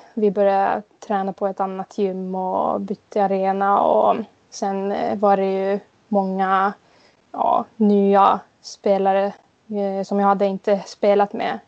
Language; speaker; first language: Swedish; non-native, local second language; Finnish